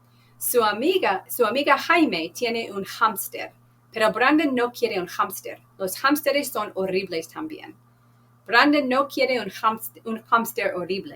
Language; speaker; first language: Spanish; non-native, fluent; English